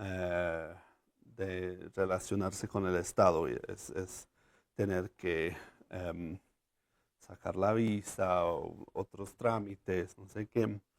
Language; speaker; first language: Spanish; non-native, fluent; English